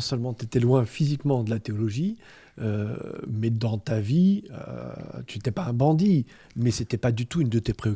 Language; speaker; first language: French; native; French